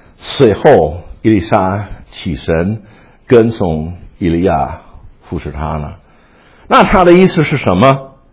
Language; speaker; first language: Chinese; non-native, fluent; English